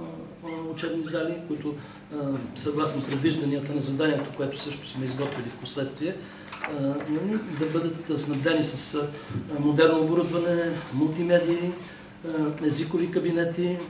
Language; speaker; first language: Bulgarian; native; Bulgarian